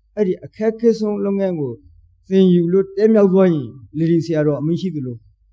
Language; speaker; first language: Burmese; native; Burmese